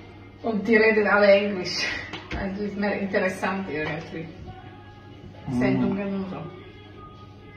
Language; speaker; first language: German; non-native, learner; Slovak